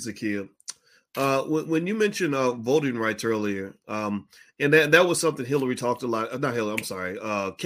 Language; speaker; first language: English; native; English